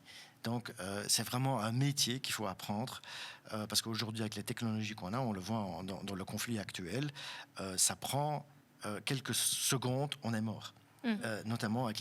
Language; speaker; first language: French; non-native, local second language; German